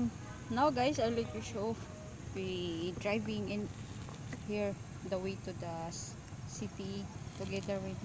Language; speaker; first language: English; non-native, learner; Cebuano